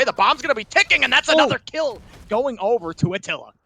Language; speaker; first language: English; native; English